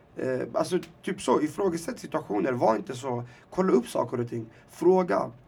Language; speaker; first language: Swedish; early bilingual, other home language; Arabic